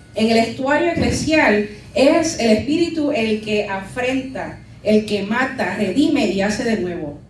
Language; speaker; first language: Spanish; early bilingual, heritage; Spanish